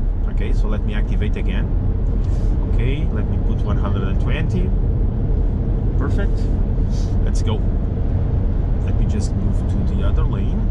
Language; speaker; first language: English; non-native, fluent; Portuguese